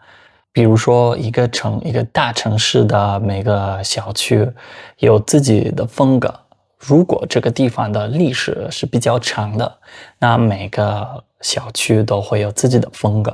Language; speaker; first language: Chinese; non-native, fluent; Spanish